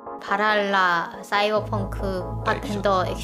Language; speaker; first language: Korean; native; Korean